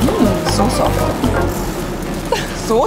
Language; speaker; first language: English; non-native, fluent; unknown